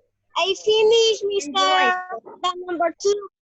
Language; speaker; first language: English; non-native, learner; Spanish